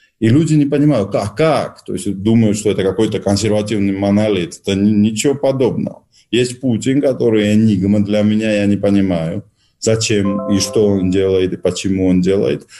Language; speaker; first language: Russian; non-native, local second language; Georgian